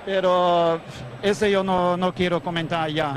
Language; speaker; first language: Spanish; non-native, fluent; German